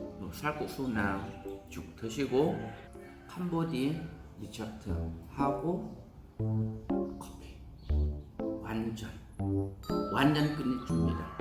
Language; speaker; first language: Korean; non-native, learner; Khmer